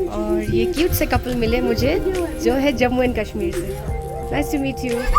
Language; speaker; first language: Hindi; non-native, local second language; Assamese